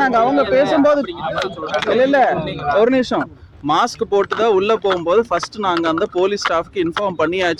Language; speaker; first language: Tamil; native; Tamil